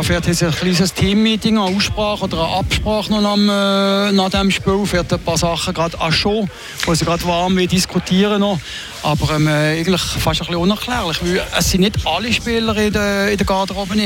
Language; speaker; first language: German; native; German